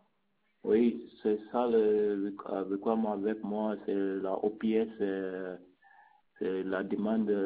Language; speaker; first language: French; non-native, learner; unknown